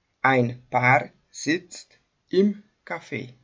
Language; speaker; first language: German; non-native, fluent; Hungarian